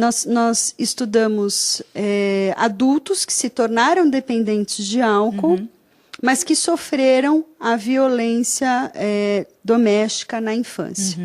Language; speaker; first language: Portuguese; native; Portuguese